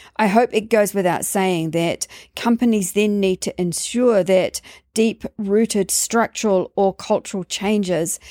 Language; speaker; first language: English; native; English